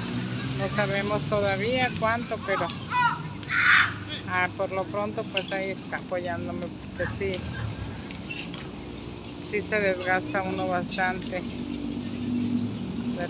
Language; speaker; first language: Spanish; native; Spanish